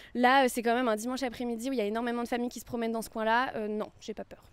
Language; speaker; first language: French; native; French